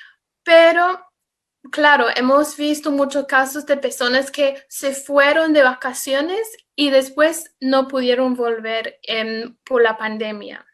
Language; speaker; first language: Spanish; non-native, fluent; English